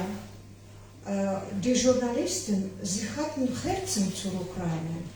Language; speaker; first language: German; non-native, learner; Ukrainian